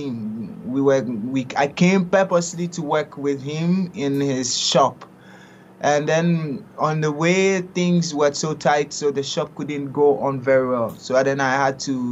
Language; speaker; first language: English; non-native, local second language; Akan